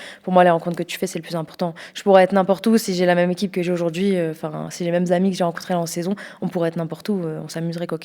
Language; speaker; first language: French; native; French